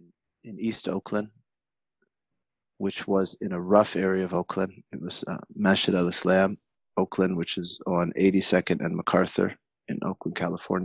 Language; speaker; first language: English; native; English